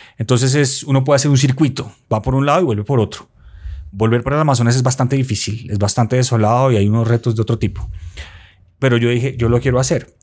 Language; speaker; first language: Spanish; native; Spanish